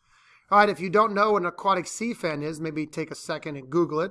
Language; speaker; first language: English; native; English